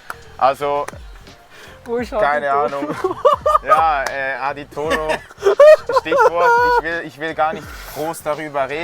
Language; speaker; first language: German; native; German